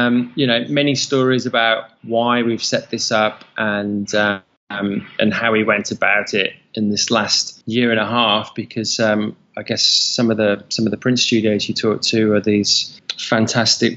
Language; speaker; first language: English; native; English